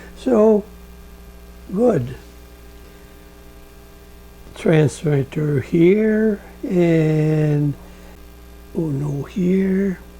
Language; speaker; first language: English; non-native, learner; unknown